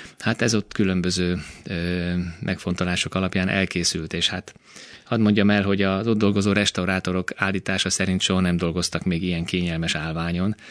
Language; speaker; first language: Hungarian; native; Hungarian